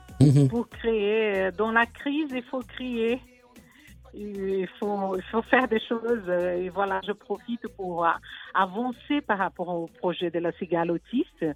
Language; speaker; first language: French; non-native, fluent; Portuguese